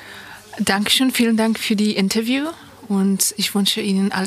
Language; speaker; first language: German; non-native, fluent; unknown